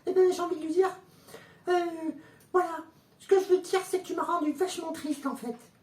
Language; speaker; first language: French; native; French